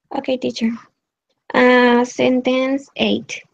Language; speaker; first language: English; non-native, learner; Spanish